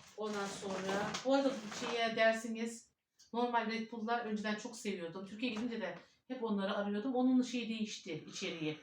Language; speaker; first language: Turkish; early bilingual, heritage; Turkish